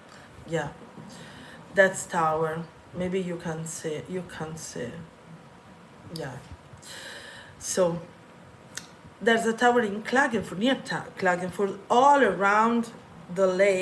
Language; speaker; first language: English; non-native, fluent; Italian